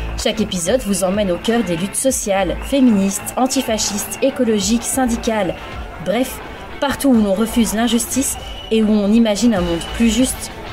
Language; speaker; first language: French; native; French